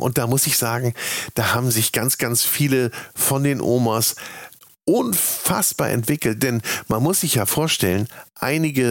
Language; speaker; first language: German; native; German